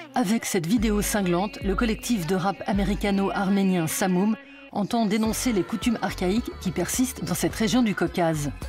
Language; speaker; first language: French; native; French